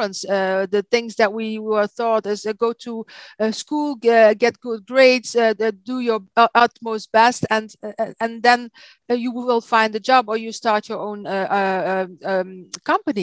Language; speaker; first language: English; non-native, fluent; Dutch